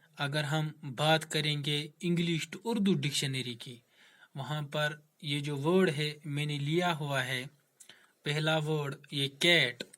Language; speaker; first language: Urdu; non-native, local second language; Kashmiri